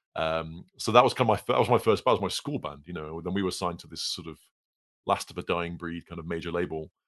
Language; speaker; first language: English; native; English